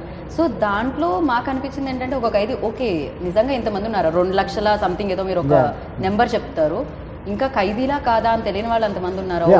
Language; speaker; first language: Telugu; native; Telugu